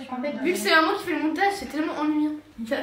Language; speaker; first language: French; native; French